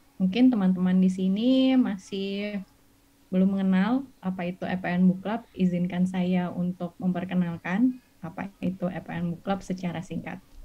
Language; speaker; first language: Indonesian; native; Indonesian